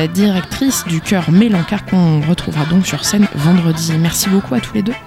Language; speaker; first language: French; native; French